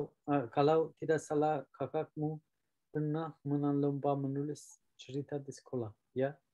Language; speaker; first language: Indonesian; non-native, learner; Turkish